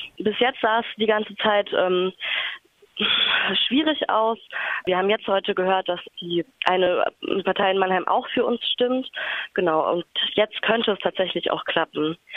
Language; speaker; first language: German; native; German